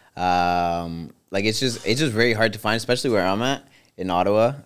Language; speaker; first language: English; early bilingual, other home language; Spanish